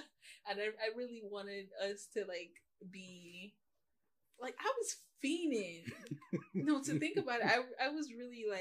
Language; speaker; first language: English; non-native, local second language; Yoruba